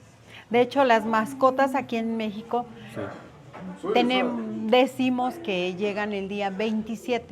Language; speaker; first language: Spanish; native; Spanish